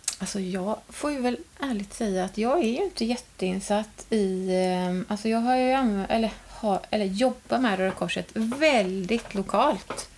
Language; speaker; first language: Swedish; native; Swedish